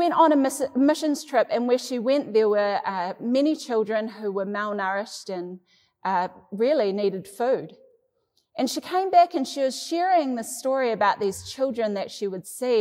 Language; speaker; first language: English; native; English